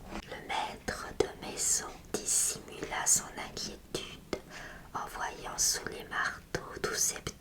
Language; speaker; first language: French; native; French